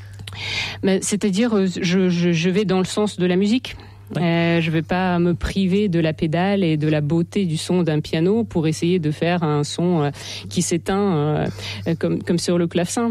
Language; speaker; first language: French; non-native, fluent; Russian